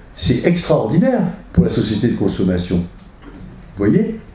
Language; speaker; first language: French; early bilingual, other home language; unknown